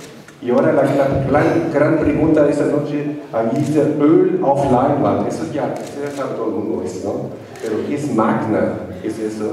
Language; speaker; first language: Spanish; non-native, fluent; German